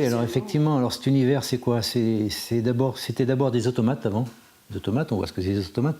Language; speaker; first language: French; native; French